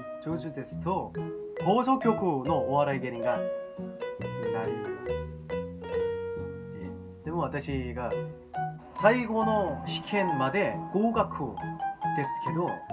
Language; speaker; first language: Japanese; non-native, learner; Korean